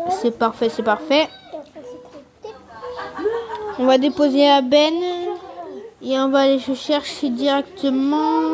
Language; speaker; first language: French; native; French